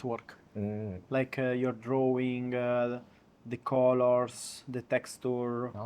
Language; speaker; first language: English; non-native, learner; Italian